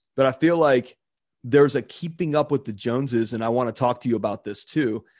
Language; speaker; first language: English; native; English